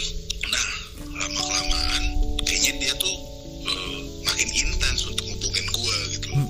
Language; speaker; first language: Indonesian; native; Indonesian